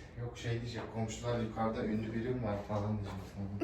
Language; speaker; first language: Turkish; native; Turkish